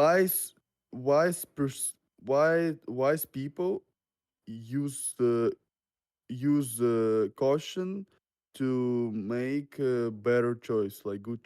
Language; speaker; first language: English; non-native, fluent; Russian